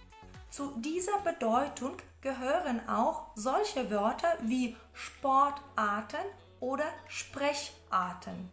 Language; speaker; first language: German; non-native, fluent; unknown